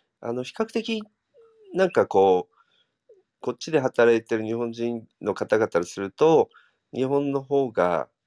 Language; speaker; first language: Japanese; native; Japanese